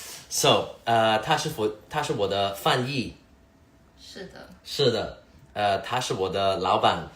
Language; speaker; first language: Chinese; early bilingual, heritage; Cantonese